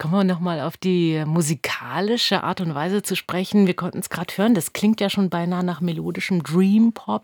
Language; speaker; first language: German; native; German